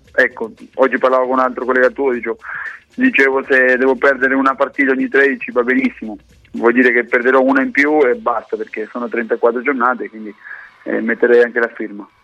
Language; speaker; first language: Italian; non-native, fluent; Spanish